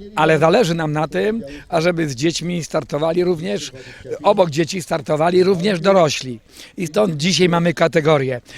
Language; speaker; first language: Polish; native; Polish